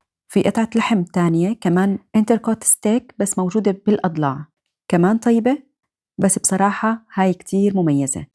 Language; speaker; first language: Arabic; native; Arabic